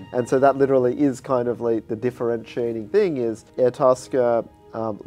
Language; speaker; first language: English; native; English